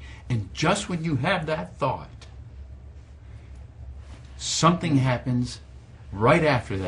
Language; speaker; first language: English; native; English